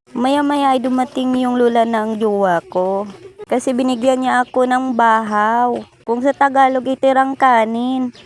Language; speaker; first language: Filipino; non-native, local second language; Cebuano